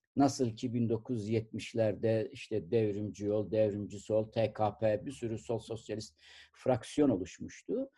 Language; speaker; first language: Turkish; native; Turkish